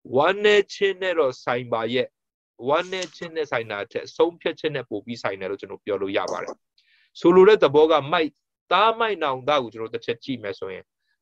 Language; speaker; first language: Burmese; non-native, local second language; Tedim Chin